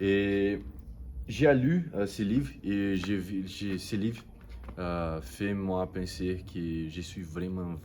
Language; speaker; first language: French; non-native, learner; Portuguese